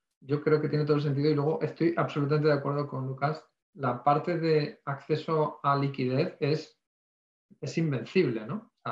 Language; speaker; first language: Spanish; native; Spanish